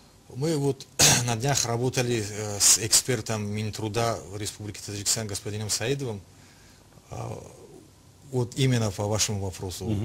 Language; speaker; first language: Russian; non-native, local second language; Tajik